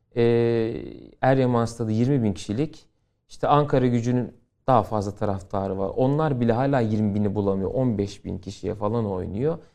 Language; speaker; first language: Turkish; native; Turkish